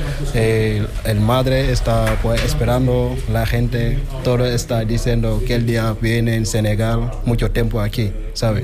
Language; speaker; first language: Spanish; non-native, learner; Wolof